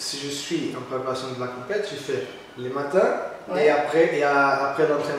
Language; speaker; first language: French; non-native, learner; Portuguese